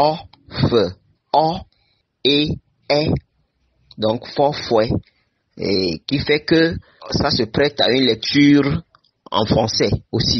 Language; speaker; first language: French; non-native, local second language; Ewe